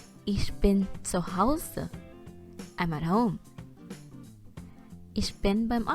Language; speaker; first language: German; non-native, fluent; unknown